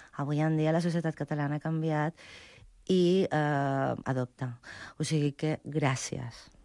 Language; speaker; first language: Catalan; non-native, local second language; Spanish